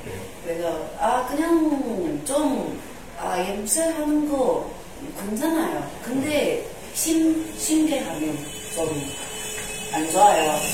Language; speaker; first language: Korean; non-native, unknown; Chinese